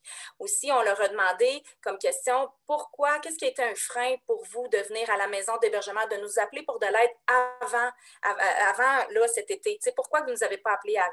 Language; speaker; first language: French; native; French